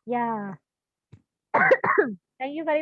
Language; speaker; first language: English; non-native, fluent; Indonesian